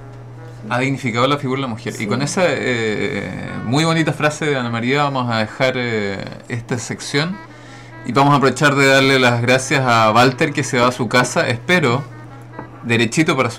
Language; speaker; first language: Spanish; native; Spanish